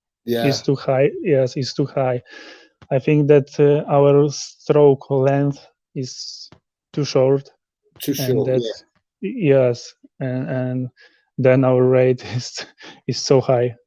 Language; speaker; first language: English; non-native, learner; Polish